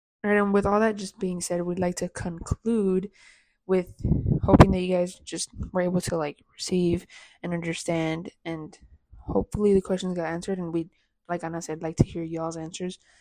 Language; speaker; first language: English; early bilingual, other home language; Spanish